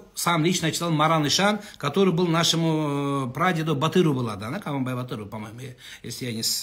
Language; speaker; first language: Russian; non-native, local second language; Kazakh